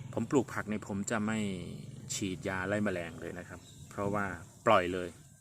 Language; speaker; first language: Thai; non-native, local second language; Khmer